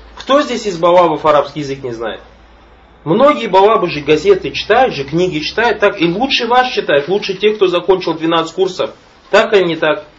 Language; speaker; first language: Russian; non-native, local second language; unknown